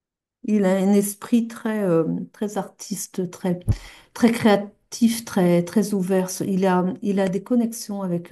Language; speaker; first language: French; native; French